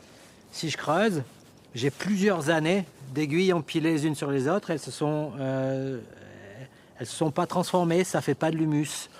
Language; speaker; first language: French; native; French